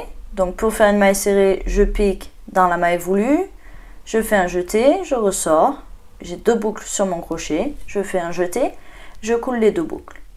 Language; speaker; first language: French; native; French